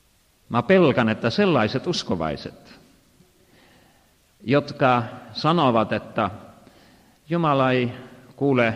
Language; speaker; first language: Finnish; non-native, fluent; Estonian